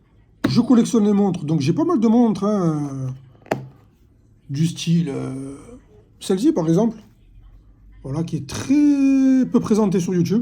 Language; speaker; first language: French; native; French